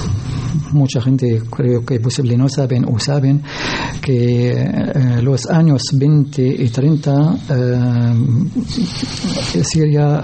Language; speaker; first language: Spanish; non-native, learner; Arabic